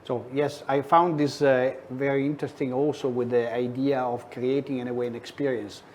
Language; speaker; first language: English; non-native, fluent; Italian